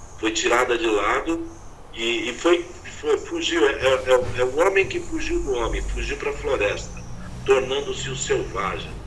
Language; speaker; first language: Portuguese; native; Portuguese